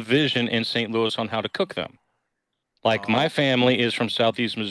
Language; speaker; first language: English; native; English